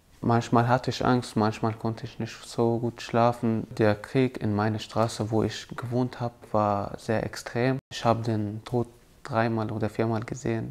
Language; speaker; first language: German; non-native, fluent; Arabic